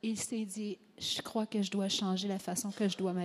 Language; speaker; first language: French; native; French